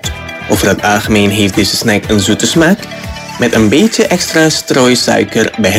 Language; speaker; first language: Dutch; non-native, fluent; Indonesian